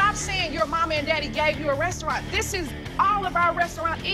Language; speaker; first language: English; native; English